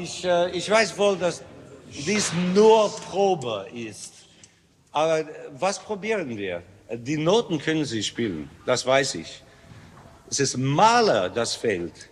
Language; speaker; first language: German; non-native, learner; English